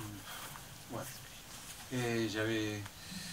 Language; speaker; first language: French; non-native, fluent; English